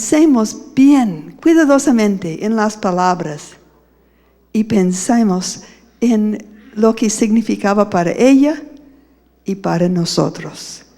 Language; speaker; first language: Spanish; non-native, fluent; English